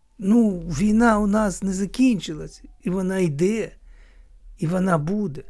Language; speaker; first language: Ukrainian; non-native, local second language; Russian